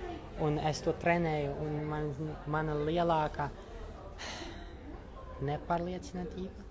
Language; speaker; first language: Latvian; non-native, local second language; Russian